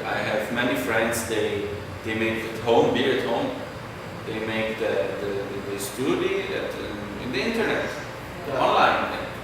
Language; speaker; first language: English; non-native, fluent; German